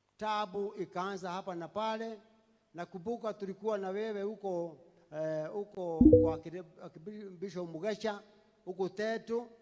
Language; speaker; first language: Swahili; non-native, local second language; Kikuyu